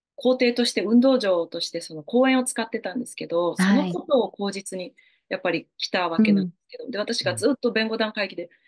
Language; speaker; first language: Japanese; native; Japanese